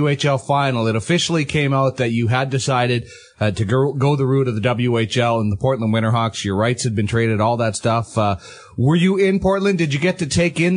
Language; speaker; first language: English; native; English